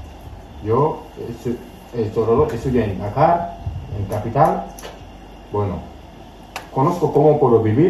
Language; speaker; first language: Spanish; non-native, learner; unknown